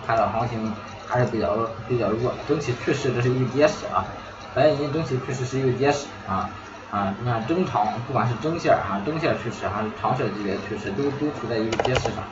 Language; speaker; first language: Chinese; native; Chinese